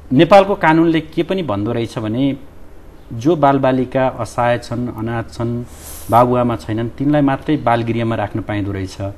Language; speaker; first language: Nepali; native; Nepali